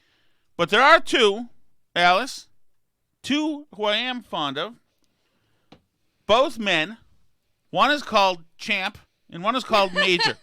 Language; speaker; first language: English; native; English